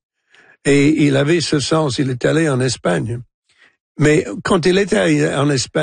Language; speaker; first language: French; non-native, local second language; English